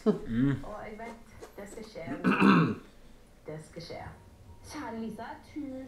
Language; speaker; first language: Norwegian; early bilingual, heritage; English